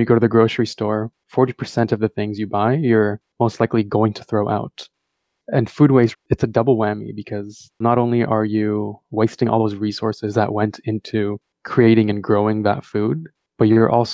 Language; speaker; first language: English; early bilingual, other home language; Tamil